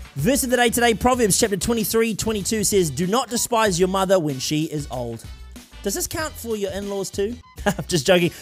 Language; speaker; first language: English; native; English